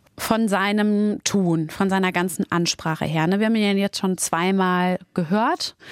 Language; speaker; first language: German; native; German